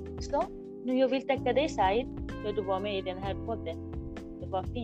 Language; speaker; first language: Swedish; non-native, learner; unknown